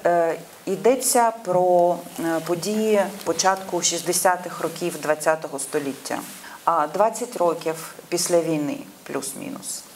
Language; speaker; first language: Ukrainian; non-native, local second language; Russian